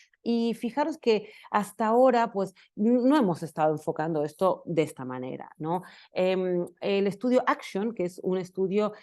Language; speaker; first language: Spanish; native; Spanish